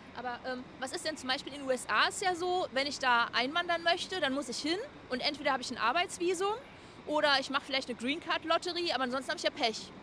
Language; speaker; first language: German; native; German